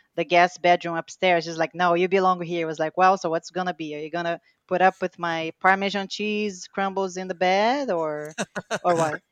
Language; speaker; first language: English; non-native, fluent; Portuguese